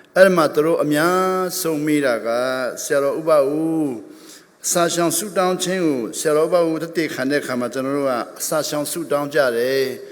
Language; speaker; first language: Burmese; non-native, local second language; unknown